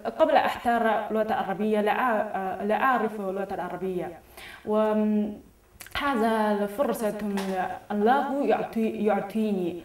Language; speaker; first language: Arabic; non-native, learner; Chinese